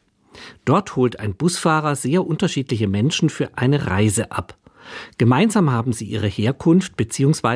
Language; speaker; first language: German; native; German